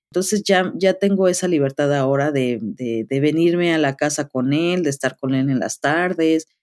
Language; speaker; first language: Spanish; native; Spanish